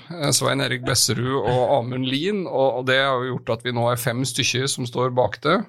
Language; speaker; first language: Norwegian; native; Norwegian